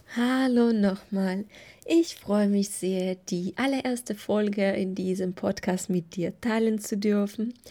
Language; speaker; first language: German; non-native, fluent; Russian